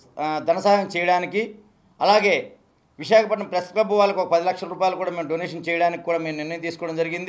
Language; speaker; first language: Telugu; native; Telugu